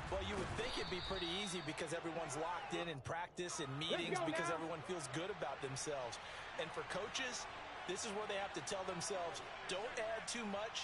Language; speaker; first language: English; native; English